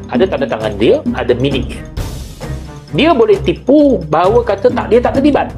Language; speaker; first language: Malay; native; Malay